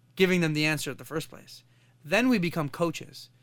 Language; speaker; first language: English; non-native, fluent; Arabic